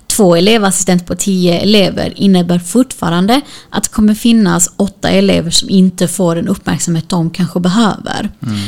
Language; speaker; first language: Swedish; early bilingual, other home language; Kurdish